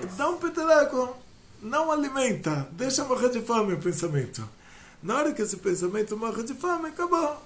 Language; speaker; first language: Portuguese; non-native, fluent; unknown